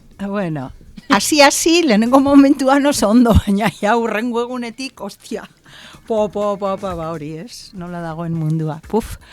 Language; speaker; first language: Basque; non-native, local second language; Spanish